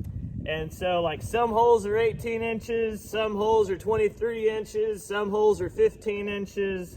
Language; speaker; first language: English; native; English